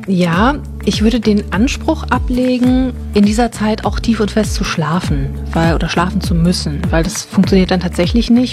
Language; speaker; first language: German; native; German